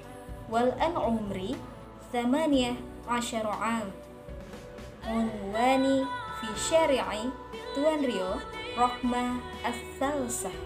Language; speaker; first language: Arabic; non-native, learner; Indonesian